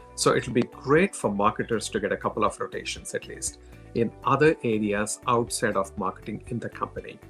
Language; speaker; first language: English; non-native, local second language; Telugu